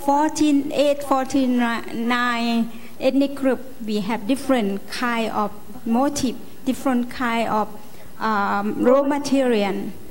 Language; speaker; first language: English; non-native, learner; Lao